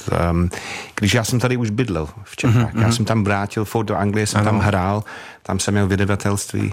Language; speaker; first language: Czech; non-native, fluent; English